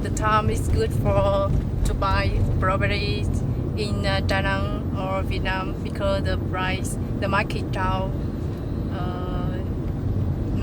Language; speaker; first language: English; non-native, learner; Vietnamese